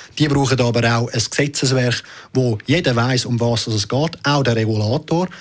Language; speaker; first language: German; native; German